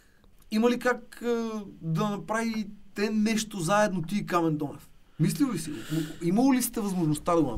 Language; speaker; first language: Bulgarian; native; Bulgarian